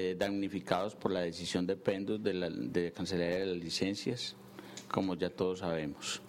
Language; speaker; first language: Spanish; native; Spanish